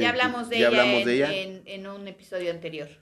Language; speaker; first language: Spanish; native; Spanish